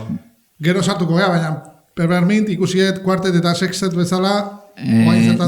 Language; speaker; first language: Basque; native; Basque